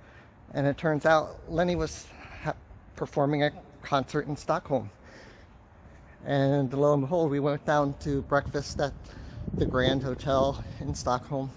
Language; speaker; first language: English; native; English